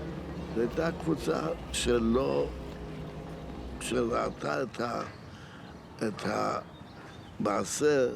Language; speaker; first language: Hebrew; non-native, fluent; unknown